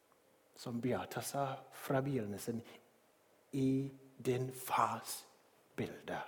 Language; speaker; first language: Norwegian; non-native, fluent; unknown